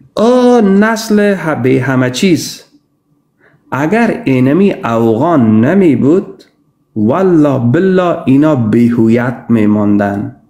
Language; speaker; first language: Persian; native; Persian